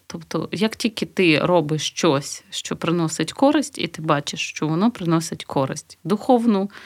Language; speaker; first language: Ukrainian; native; Ukrainian